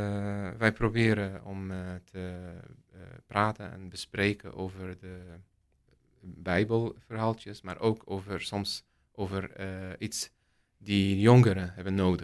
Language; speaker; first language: Dutch; non-native, learner; Arabic